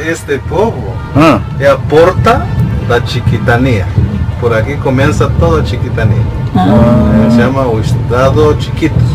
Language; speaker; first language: Portuguese; non-native, learner; Spanish